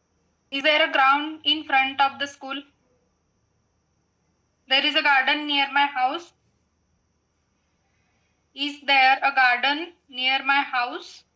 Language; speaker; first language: English; non-native, learner; Marathi